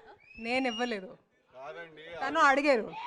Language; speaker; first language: Telugu; non-native, fluent; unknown